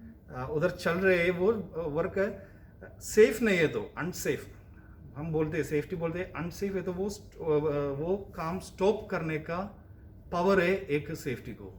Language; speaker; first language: Hindi; non-native, local second language; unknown